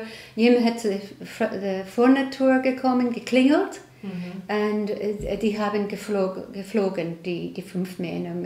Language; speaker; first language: German; non-native, learner; English